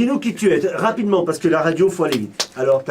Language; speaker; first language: French; native; French